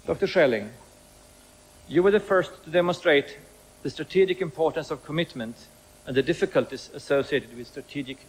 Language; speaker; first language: English; non-native, fluent; Swedish